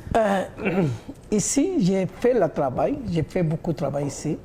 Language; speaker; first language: French; non-native, learner; Bangla